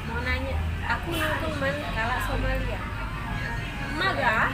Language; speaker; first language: Indonesian; non-native, local second language; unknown